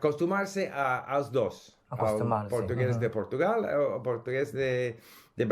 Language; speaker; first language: Portuguese; non-native, learner; Japanese